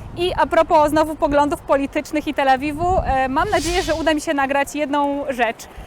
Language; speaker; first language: Polish; native; Polish